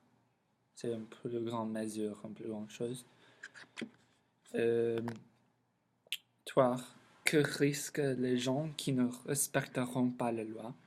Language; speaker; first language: French; non-native, learner; English